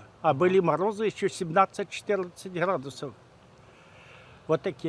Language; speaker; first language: Russian; native; Russian